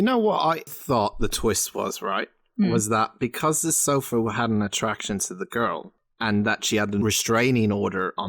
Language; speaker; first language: English; native; English